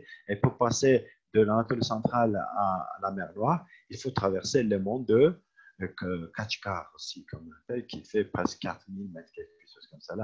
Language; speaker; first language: French; non-native, fluent; Turkish